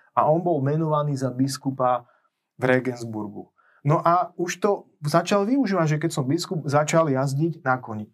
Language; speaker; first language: Slovak; native; Slovak